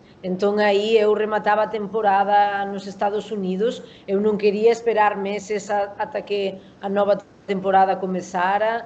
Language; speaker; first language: Portuguese; non-native, learner; Spanish